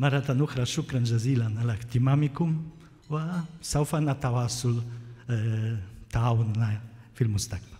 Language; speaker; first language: Arabic; non-native, fluent; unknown